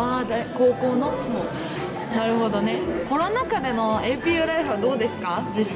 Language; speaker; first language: Japanese; native; Japanese